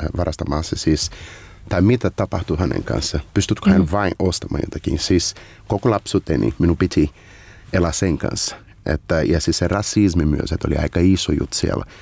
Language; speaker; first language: Finnish; non-native, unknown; Portuguese